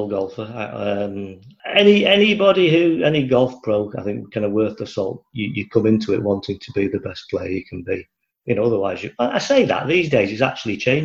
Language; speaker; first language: English; native; English